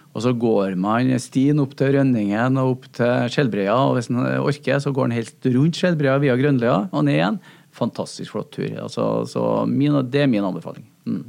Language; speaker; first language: Norwegian; native; Norwegian